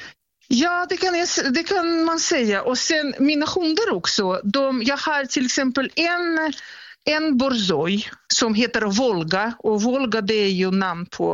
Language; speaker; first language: Swedish; non-native, fluent; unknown